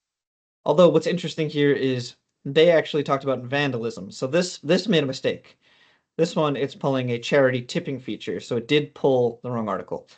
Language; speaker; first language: English; native; English